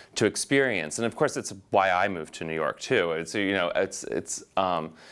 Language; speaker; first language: English; native; English